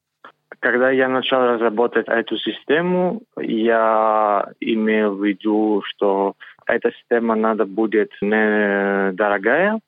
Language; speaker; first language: Russian; non-native, learner; Greek